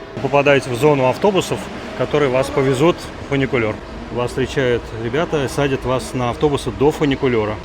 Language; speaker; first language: Russian; native; Russian